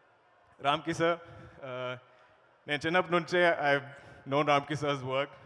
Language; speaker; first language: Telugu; non-native, local second language; Malayalam